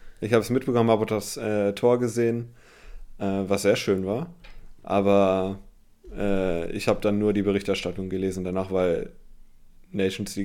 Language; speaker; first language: German; native; German